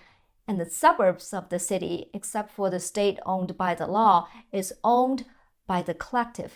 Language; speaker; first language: English; non-native, fluent; Chinese